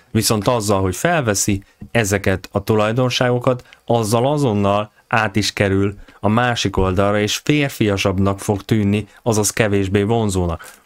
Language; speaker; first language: Hungarian; native; Hungarian